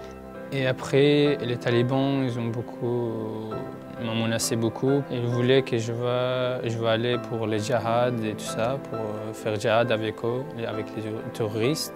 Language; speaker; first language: French; non-native, learner; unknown